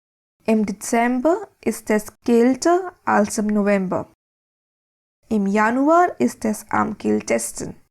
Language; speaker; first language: German; non-native, fluent; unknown